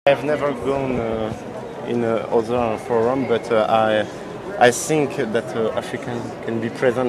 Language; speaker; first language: English; non-native, learner; French